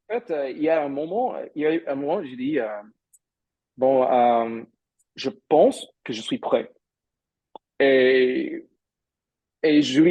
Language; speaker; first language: French; non-native, fluent; English